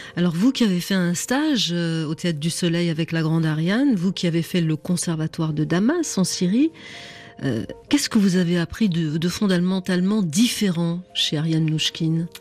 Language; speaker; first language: French; native; French